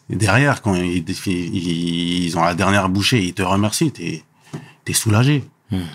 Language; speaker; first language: French; native; French